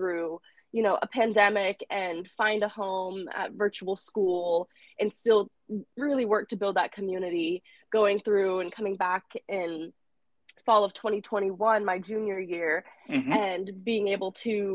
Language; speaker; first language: English; native; English